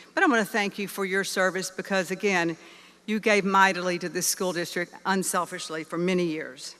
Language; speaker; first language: English; native; English